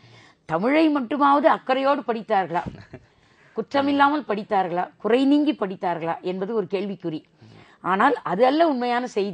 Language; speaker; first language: Tamil; native; Tamil